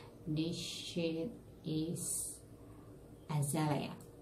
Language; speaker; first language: English; non-native, learner; Indonesian